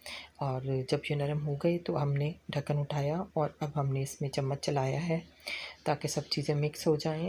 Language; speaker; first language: Hindi; non-native, local second language; Punjabi